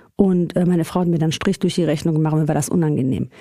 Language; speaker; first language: German; early bilingual, other home language; Greek